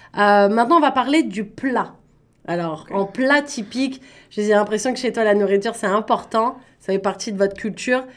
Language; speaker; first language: French; native; French